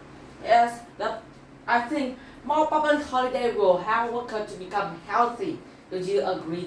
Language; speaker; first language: English; non-native, learner; Vietnamese